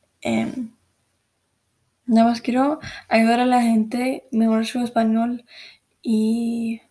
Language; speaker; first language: Spanish; early bilingual, heritage; Spanish